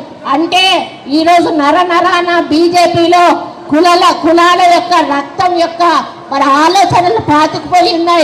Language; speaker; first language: Telugu; native; Telugu